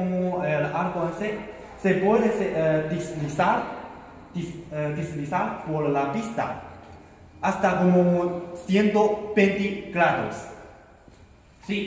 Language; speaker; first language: Spanish; non-native, learner; Chinese